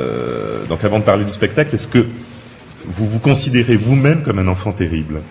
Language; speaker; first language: French; native; French